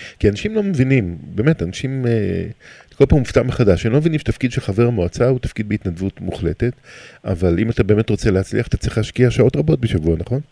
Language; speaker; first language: Hebrew; native; Hebrew